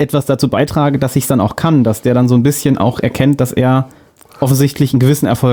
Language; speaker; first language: German; native; German